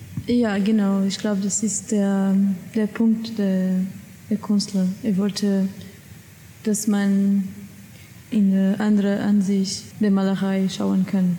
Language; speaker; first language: German; non-native, learner; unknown